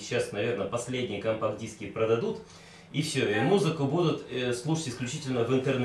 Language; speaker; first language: Russian; native; Russian